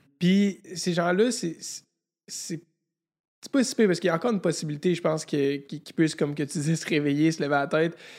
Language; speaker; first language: French; native; French